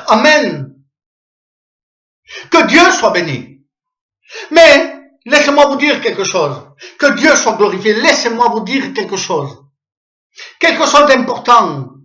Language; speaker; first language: French; native; French